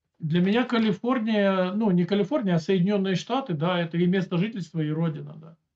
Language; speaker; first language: Russian; native; Russian